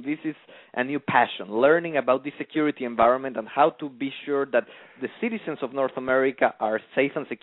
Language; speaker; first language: English; non-native, fluent; Spanish